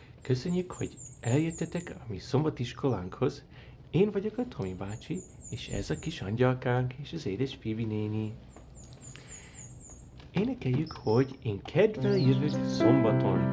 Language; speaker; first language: Hungarian; early bilingual, heritage; Hungarian